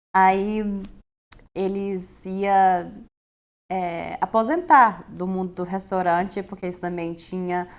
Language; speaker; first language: Portuguese; early bilingual, heritage; Portuguese